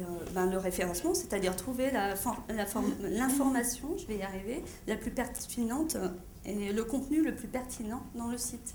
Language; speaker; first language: French; native; French